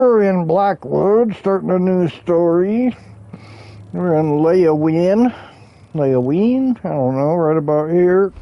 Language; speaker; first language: English; native; English